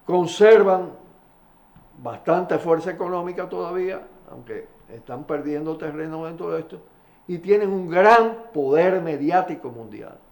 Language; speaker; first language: Spanish; native; Spanish